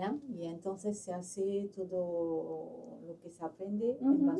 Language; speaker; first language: Spanish; non-native, local second language; French